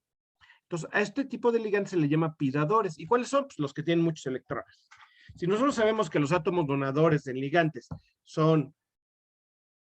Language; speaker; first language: Spanish; native; Spanish